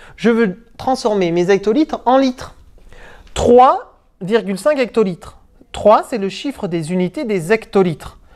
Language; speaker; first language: French; native; French